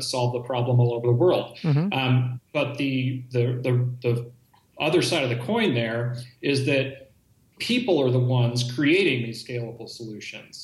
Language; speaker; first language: English; native; English